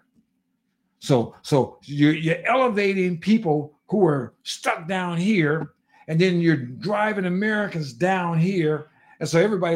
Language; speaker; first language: English; native; English